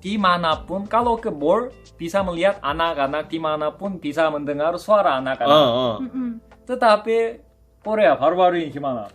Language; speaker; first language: Indonesian; non-native, fluent; Korean